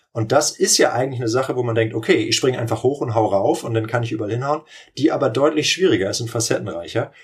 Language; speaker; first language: German; native; German